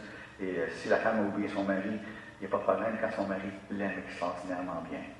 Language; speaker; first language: French; native; French